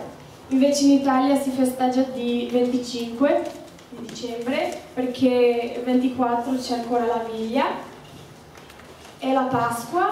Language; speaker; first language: Italian; early bilingual, heritage; Slovak